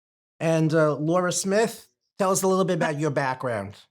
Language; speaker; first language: English; native; English